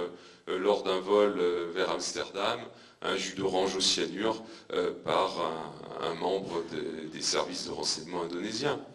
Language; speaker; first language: French; native; French